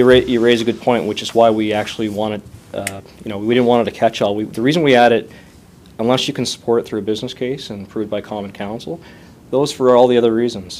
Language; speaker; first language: English; native; English